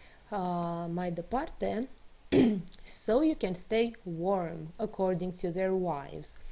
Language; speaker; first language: English; non-native, fluent; Romanian